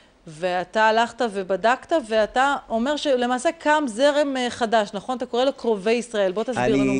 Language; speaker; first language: Hebrew; native; Hebrew